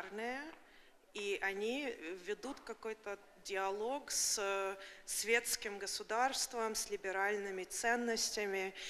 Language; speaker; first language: Russian; early bilingual, heritage; Russian